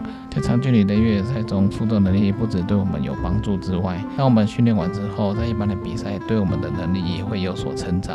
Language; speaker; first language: Chinese; native; Chinese